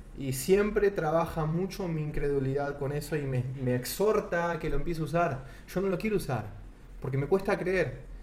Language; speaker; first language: Spanish; native; Spanish